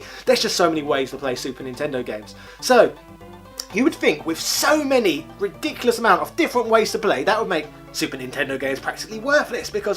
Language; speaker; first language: English; native; English